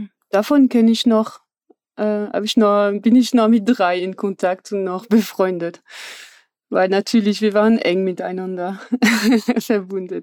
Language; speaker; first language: German; non-native, fluent; French